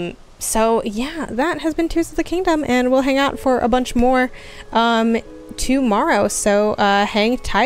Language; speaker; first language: English; native; English